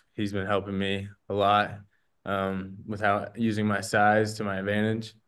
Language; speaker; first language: English; native; English